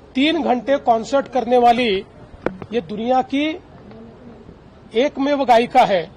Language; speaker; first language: Hindi; non-native, local second language; Marathi